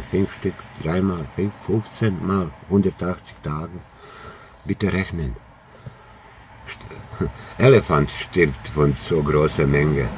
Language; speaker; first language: German; non-native, learner; Croatian